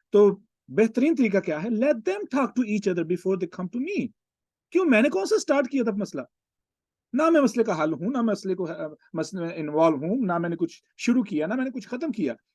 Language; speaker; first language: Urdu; non-native, local second language; Punjabi